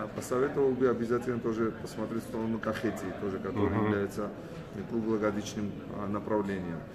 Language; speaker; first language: Russian; non-native, fluent; Georgian